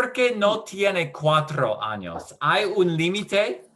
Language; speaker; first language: Spanish; non-native, learner; English